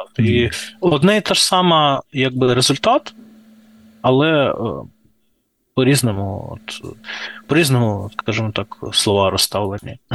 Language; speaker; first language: Ukrainian; non-native, local second language; Russian